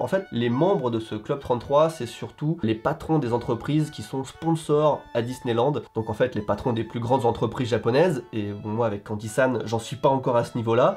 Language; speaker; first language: French; native; French